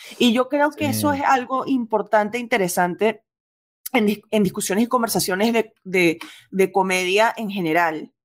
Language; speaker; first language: Spanish; native; Spanish